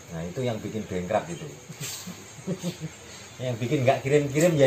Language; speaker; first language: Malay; non-native, local second language; Javanese